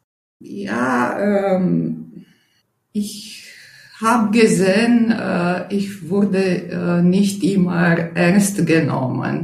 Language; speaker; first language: German; non-native, fluent; Romanian